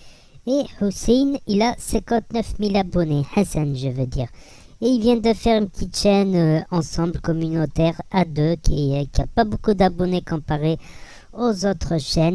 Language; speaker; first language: French; native; French